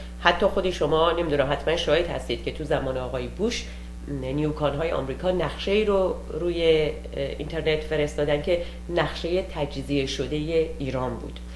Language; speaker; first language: Persian; native; Persian